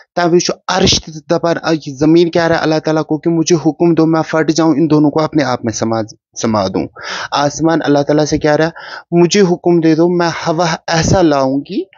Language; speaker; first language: Hindi; non-native, local second language; Kashmiri